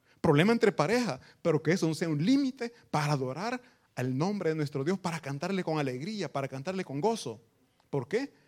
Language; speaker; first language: Spanish; native; Spanish